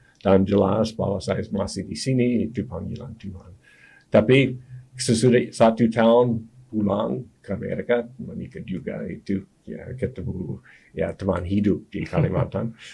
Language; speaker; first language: Indonesian; non-native, fluent; English